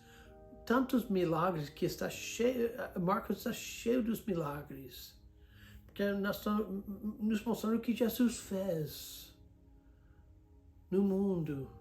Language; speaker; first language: Portuguese; non-native, fluent; English